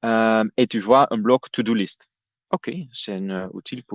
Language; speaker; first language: French; non-native, fluent; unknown